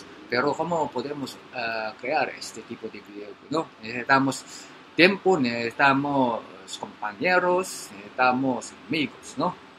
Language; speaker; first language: Spanish; non-native, learner; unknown